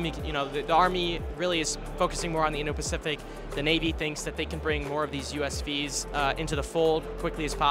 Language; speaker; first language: English; native; English